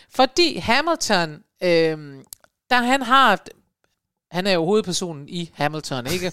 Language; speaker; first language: Danish; native; Danish